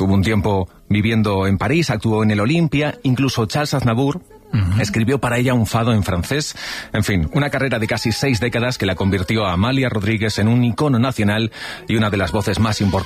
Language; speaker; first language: Spanish; native; Spanish